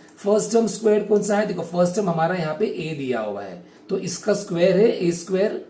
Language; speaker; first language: Hindi; native; Hindi